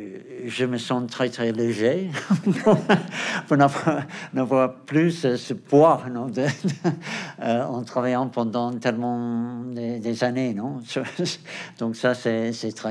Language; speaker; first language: French; non-native, fluent; Portuguese